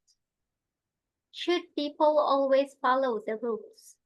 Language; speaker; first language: English; non-native, fluent; Indonesian